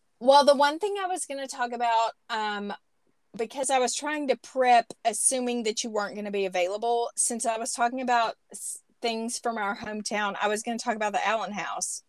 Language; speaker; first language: English; native; English